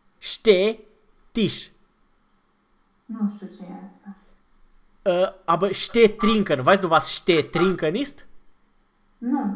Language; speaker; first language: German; non-native, fluent; Romanian